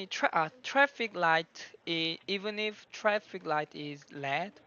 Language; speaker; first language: English; non-native, learner; Korean